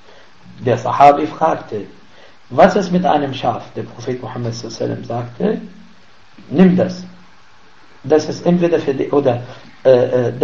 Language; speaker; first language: German; non-native, fluent; Arabic